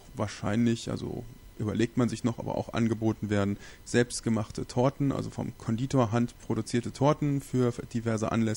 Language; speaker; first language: German; native; German